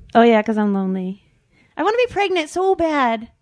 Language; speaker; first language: English; native; English